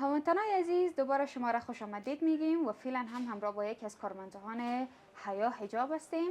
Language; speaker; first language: Persian; native; Persian